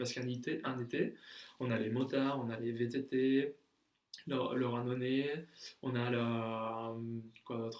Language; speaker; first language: French; non-native, fluent; Spanish